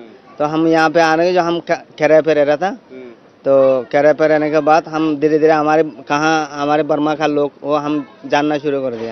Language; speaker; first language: Hindi; non-native, fluent; Rohingya